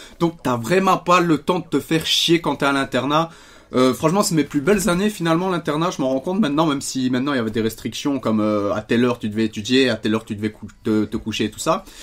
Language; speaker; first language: French; native; French